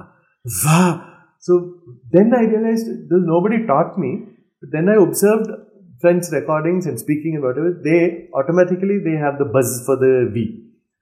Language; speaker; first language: English; non-native, local second language; Malayalam